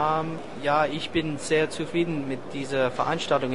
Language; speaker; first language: German; non-native, learner; English